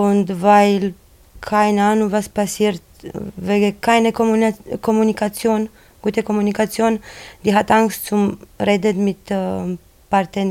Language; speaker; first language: German; non-native, learner; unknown